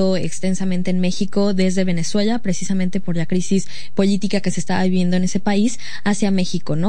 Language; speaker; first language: Spanish; native; Spanish